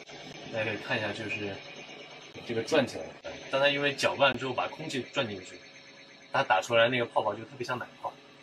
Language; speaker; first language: Chinese; native; Chinese